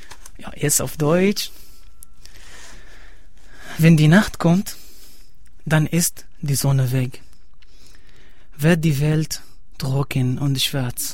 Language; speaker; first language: German; non-native, learner; Arabic